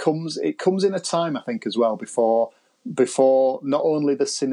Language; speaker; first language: English; native; English